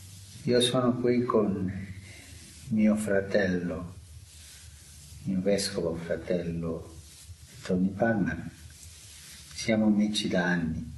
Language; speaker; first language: Italian; non-native, fluent; Spanish